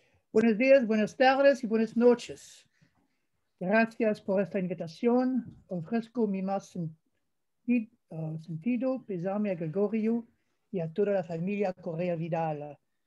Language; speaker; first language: Spanish; non-native, learner; French